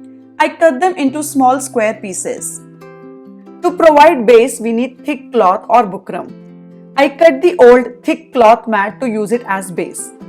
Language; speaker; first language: English; non-native, local second language; Hindi